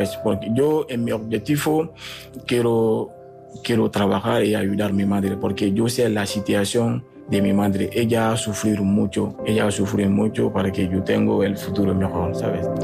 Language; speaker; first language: Spanish; non-native, learner; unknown